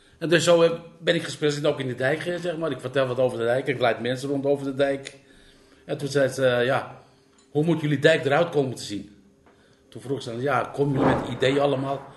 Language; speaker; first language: Dutch; non-native, fluent; Turkish